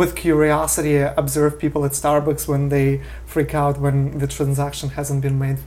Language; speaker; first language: English; non-native, fluent; Russian